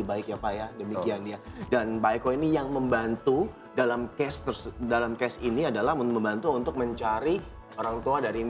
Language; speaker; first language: Indonesian; native; Indonesian